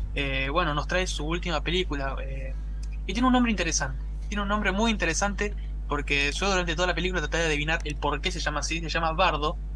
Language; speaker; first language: Spanish; native; Spanish